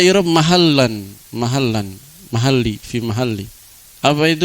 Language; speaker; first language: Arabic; non-native, fluent; Indonesian